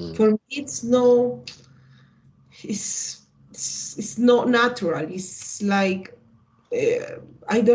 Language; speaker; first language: English; non-native, learner; Spanish